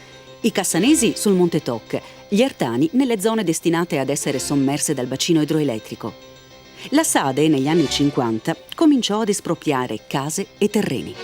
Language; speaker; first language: Italian; native; Italian